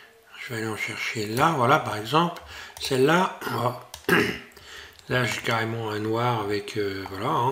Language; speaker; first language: French; native; French